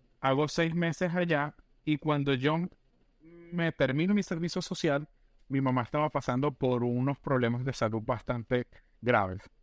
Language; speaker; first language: Spanish; native; Spanish